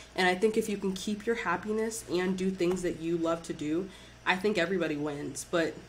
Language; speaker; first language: English; native; English